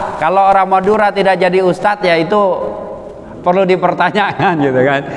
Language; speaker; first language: Indonesian; non-native, local second language; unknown